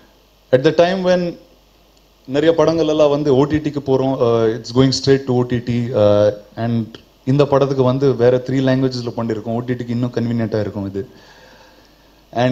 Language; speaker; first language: Tamil; non-native, local second language; Telugu